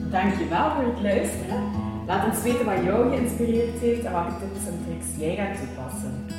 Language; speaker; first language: Dutch; native; Dutch